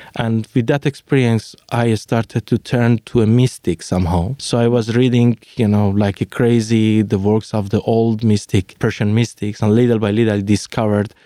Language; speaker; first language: English; non-native, fluent; Persian